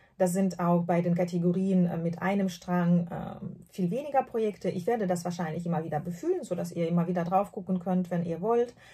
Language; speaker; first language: German; non-native, fluent; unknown